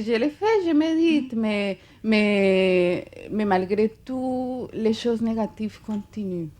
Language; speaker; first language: French; non-native, fluent; Spanish